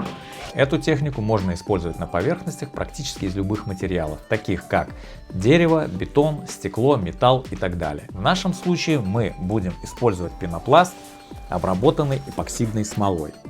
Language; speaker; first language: Russian; native; Russian